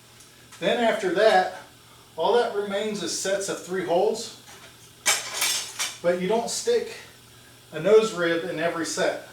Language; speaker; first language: English; native; English